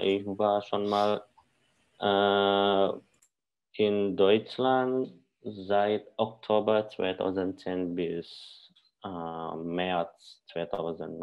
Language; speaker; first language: German; non-native, fluent; Indonesian